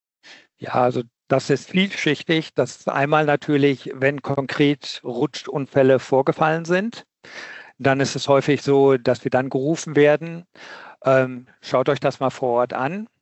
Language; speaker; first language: German; native; German